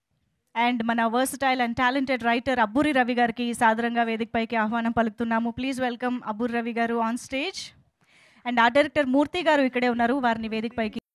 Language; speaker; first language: Telugu; native; Telugu